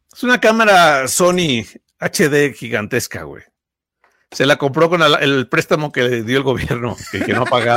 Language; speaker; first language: Spanish; native; Spanish